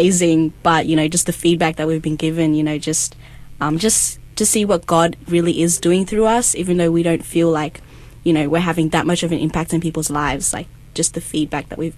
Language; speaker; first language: English; native; English